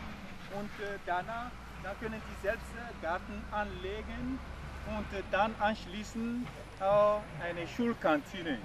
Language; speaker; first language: German; non-native, fluent; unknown